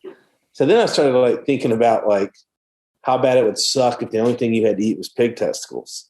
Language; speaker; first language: English; native; English